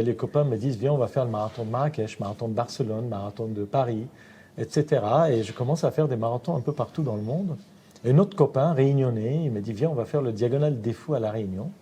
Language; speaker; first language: French; non-native, fluent; Armenian